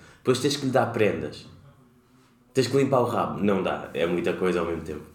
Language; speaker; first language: Portuguese; native; Portuguese